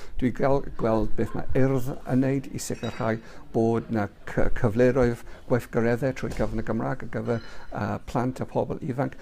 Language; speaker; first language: Welsh; non-native, local second language; English